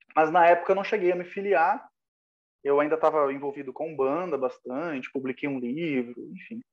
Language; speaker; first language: Portuguese; native; Portuguese